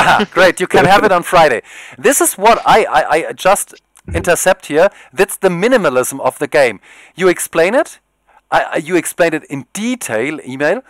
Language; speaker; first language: English; non-native, fluent; German